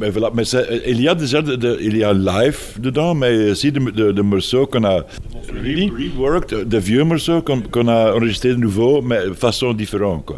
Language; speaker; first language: French; non-native, fluent; Dutch